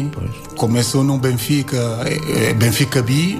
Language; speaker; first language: Portuguese; non-native, learner; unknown